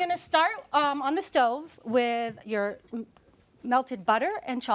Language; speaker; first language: English; native; English